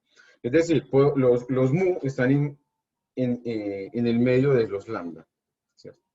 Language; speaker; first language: Spanish; native; Spanish